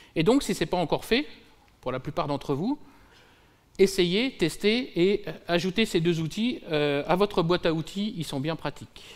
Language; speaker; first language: French; native; French